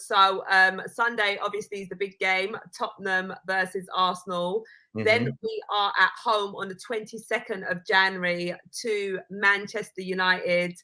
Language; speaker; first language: English; native; English